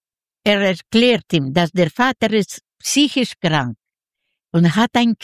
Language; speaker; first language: German; non-native, learner; Russian